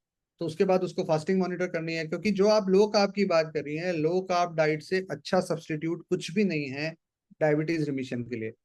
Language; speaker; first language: Hindi; native; Hindi